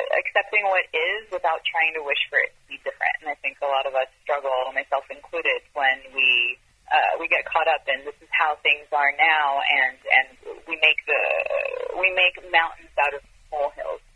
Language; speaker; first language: English; non-native, fluent; Hebrew